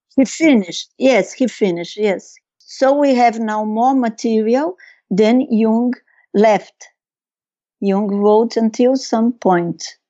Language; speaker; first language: English; non-native, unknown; Portuguese